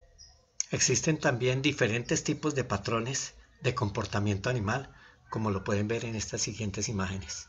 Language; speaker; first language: Spanish; native; Spanish